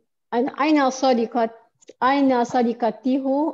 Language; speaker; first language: Arabic; non-native, learner; Malay